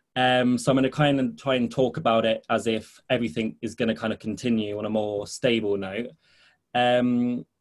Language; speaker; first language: English; early bilingual, heritage; English